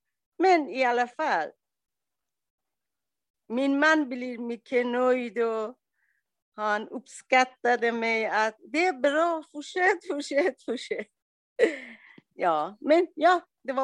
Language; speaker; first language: Swedish; non-native, learner; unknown